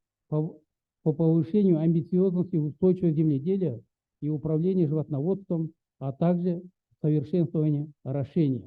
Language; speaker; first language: Russian; native; Russian